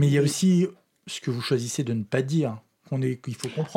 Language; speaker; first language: French; native; French